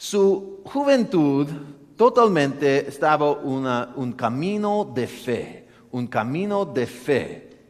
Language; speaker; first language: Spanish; non-native, learner; English